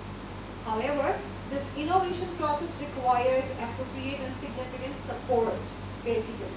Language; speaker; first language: English; non-native, local second language; Hindi